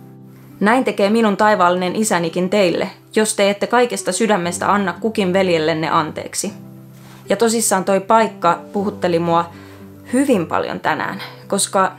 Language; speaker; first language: Finnish; native; Finnish